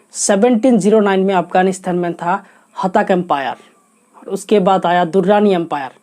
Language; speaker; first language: Hindi; non-native, local second language; Assamese